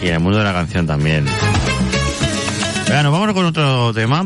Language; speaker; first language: Spanish; native; Spanish